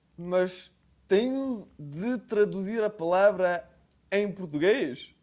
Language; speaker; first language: Portuguese; non-native, fluent; Italian